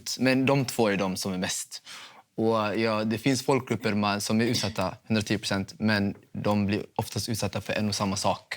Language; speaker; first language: Swedish; early bilingual, other home language; Somali